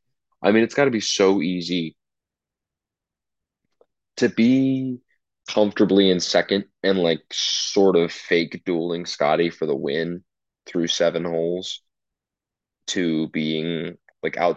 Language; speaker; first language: English; native; English